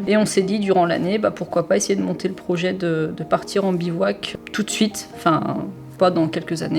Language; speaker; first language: French; native; French